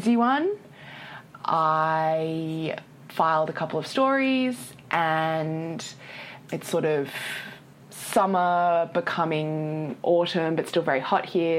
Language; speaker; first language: English; native; English